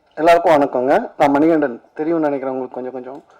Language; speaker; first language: Tamil; native; Tamil